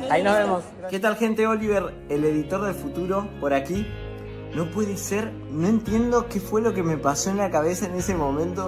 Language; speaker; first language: Spanish; native; Spanish